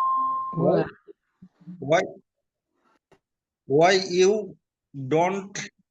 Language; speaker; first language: English; non-native, learner; Bangla